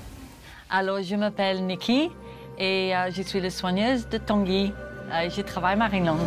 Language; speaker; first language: French; non-native, fluent; English